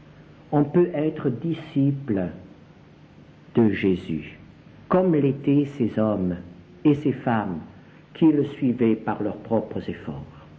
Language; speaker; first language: French; native; French